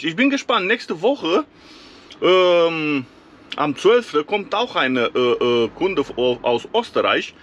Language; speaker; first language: German; non-native, fluent; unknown